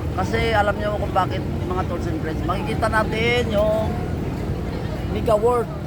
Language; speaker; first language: Filipino; non-native, local second language; Hiligaynon